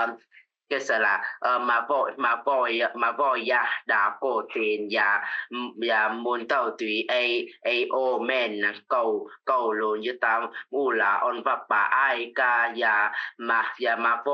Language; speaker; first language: Finnish; non-native, learner; Vietnamese